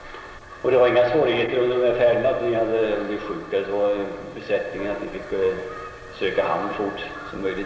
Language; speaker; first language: Swedish; native; Swedish